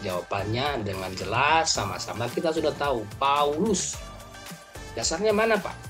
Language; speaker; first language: Indonesian; native; Indonesian